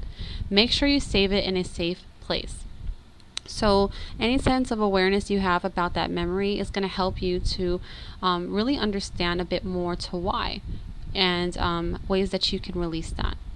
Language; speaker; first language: English; native; English